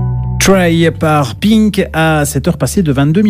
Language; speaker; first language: French; native; French